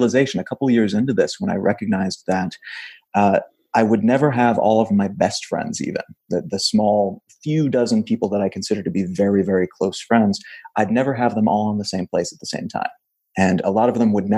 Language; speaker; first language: English; native; English